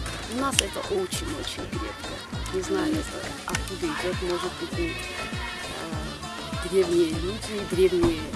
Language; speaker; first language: Russian; non-native, fluent; Armenian